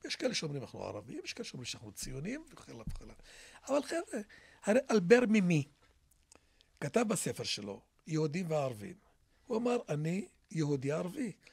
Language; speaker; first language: Hebrew; non-native, local second language; Arabic